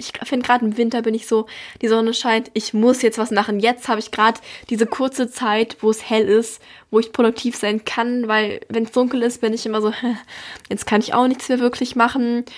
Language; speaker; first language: German; native; German